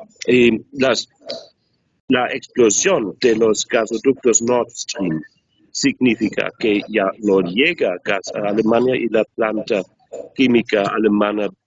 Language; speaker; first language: Spanish; non-native, learner; German